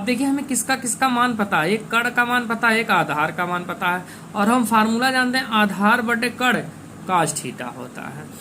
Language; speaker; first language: Hindi; native; Hindi